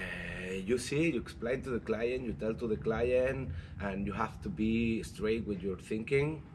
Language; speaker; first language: English; non-native, learner; Spanish